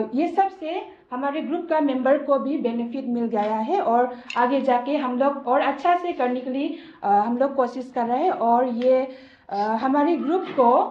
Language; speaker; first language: Hindi; non-native, local second language; Garo